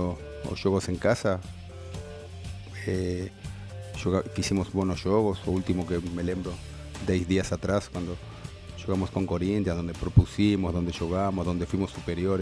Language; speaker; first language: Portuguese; non-native, fluent; Spanish